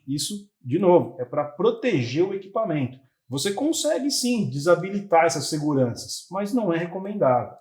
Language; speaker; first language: Portuguese; native; Portuguese